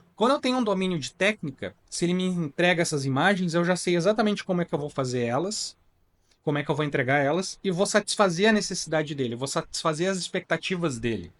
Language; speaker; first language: Portuguese; native; Portuguese